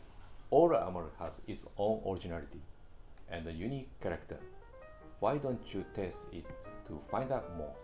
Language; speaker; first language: English; non-native, fluent; Japanese